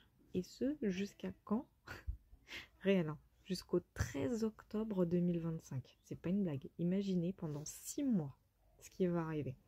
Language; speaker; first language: French; native; French